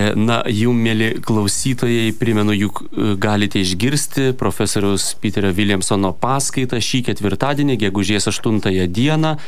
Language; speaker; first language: Lithuanian; native; Lithuanian